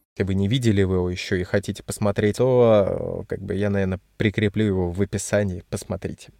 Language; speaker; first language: Russian; native; Russian